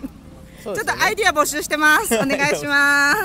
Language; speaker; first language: Japanese; native; Japanese